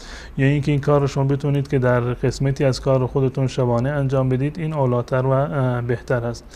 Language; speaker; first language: Persian; native; Persian